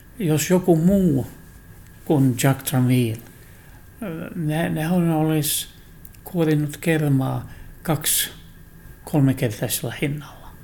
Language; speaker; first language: Finnish; non-native, local second language; Swedish